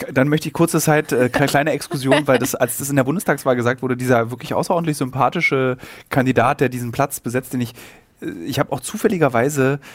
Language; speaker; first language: German; native; German